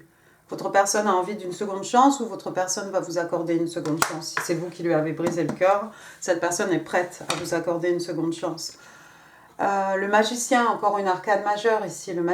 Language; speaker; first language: French; native; French